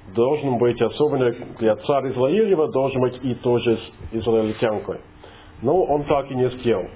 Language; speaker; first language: Russian; non-native, fluent; English